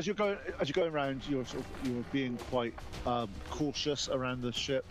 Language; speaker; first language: English; native; English